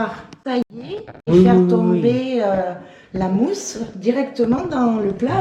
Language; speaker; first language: French; native; French